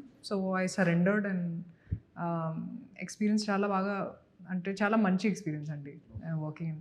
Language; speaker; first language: Telugu; non-native, local second language; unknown